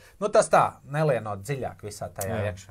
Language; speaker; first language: Latvian; native; Latvian